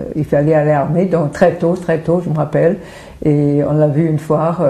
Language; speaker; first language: French; non-native, fluent; German